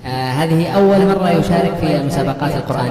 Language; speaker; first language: Arabic; native; Arabic